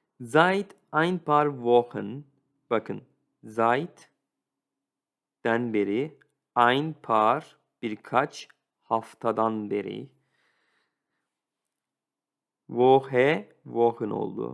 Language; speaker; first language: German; non-native, fluent; Turkish